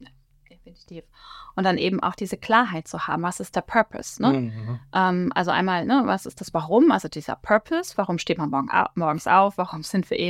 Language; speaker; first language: German; native; German